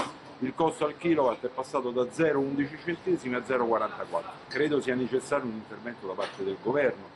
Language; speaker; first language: Italian; native; Italian